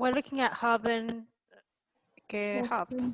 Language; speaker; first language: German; non-native, learner; English